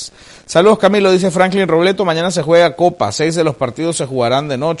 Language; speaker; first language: Spanish; native; Spanish